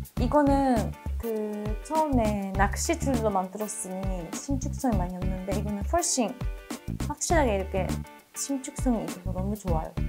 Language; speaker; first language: Korean; non-native, fluent; Japanese